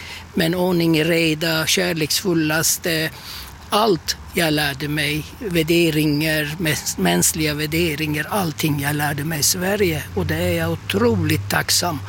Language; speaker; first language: Swedish; non-native, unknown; Turkish